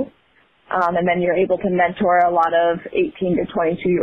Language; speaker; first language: English; native; English